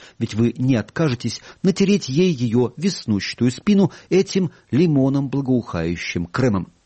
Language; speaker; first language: Russian; native; Russian